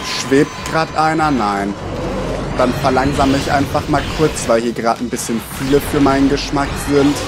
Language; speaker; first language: German; native; German